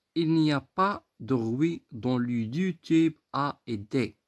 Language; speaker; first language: French; non-native, local second language; Arabic